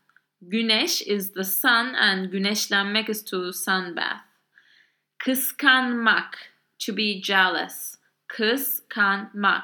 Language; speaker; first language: Turkish; non-native, learner; English